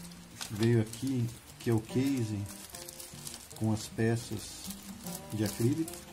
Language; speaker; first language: Portuguese; native; Portuguese